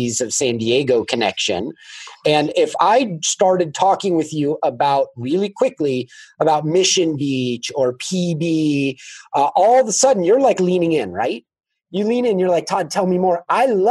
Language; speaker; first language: English; native; English